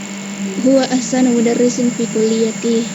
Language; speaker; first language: Arabic; non-native, learner; Indonesian